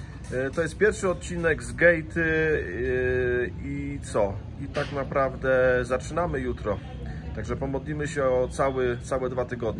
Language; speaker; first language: Polish; native; Polish